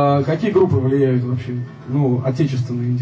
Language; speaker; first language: Russian; native; Russian